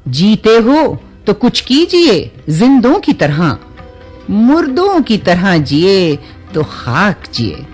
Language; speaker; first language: Urdu; native; Urdu